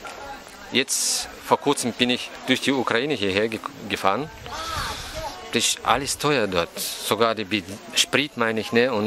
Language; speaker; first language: German; non-native, fluent; Russian